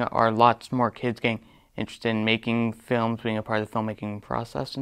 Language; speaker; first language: English; native; English